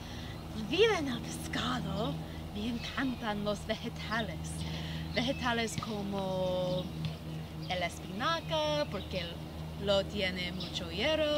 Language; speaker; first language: Spanish; non-native, learner; English